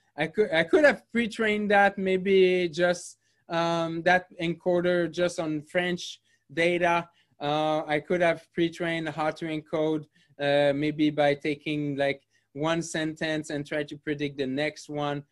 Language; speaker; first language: English; non-native, fluent; French